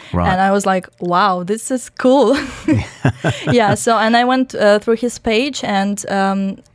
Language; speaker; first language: English; non-native, fluent; Russian